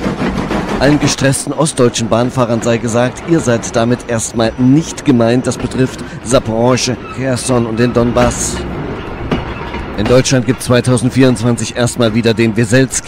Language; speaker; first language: German; native; German